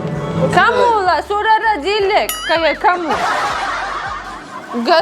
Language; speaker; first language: Indonesian; non-native, learner; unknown